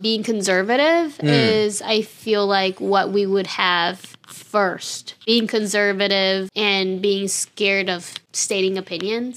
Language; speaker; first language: English; non-native, fluent; Japanese